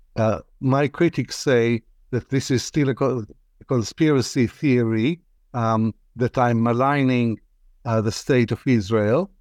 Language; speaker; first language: English; non-native, fluent; Arabic